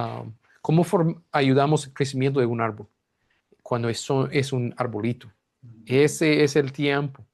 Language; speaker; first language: Spanish; non-native, fluent; English